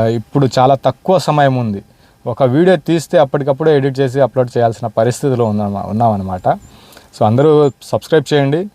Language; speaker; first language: Telugu; non-native, local second language; Urdu